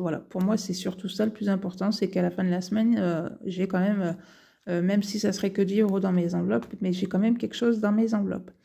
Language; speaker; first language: French; native; French